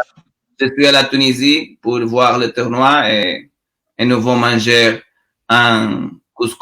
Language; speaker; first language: French; non-native, learner; Portuguese